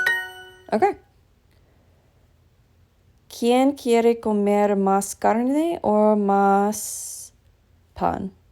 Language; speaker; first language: Spanish; non-native, learner; English